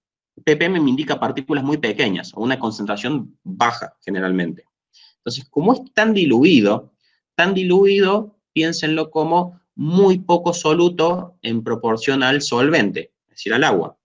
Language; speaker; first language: Spanish; native; Spanish